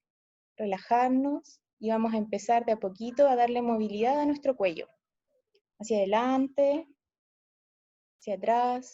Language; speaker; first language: Spanish; native; Spanish